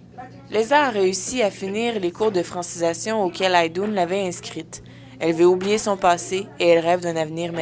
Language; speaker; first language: French; native; French